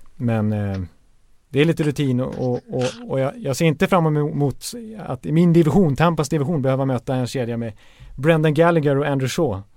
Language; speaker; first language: Swedish; native; Swedish